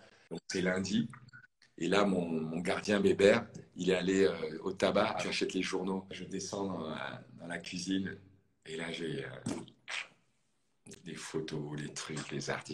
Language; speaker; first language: French; native; French